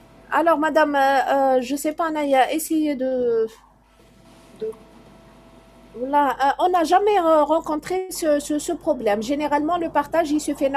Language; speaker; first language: French; non-native, local second language; Arabic